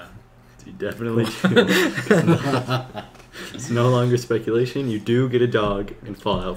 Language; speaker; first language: English; native; English